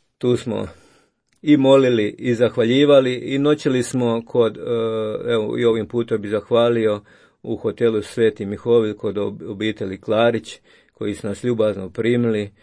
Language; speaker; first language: Croatian; native; Croatian